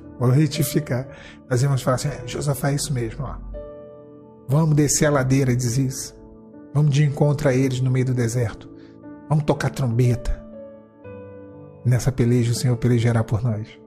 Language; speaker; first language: Portuguese; native; Portuguese